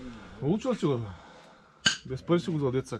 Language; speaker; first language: Bulgarian; non-native, local second language; Turkish